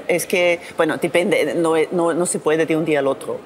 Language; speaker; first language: Spanish; non-native, fluent; German